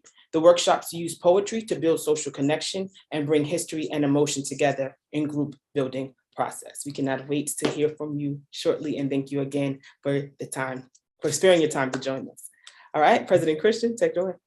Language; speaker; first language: English; native; English